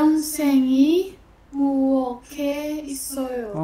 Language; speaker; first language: Korean; non-native, learner; Indonesian